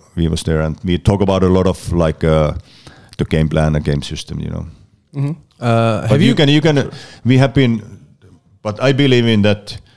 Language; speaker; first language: English; non-native, learner; Finnish